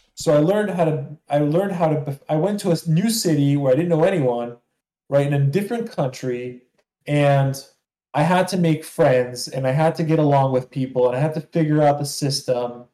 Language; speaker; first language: English; non-native, fluent; Hebrew